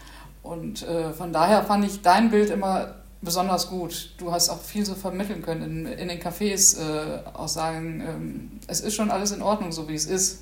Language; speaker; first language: German; native; German